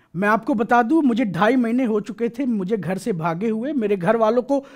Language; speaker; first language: Hindi; native; Hindi